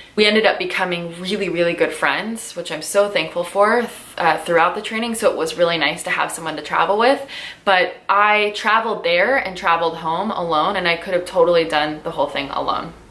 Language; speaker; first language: English; native; English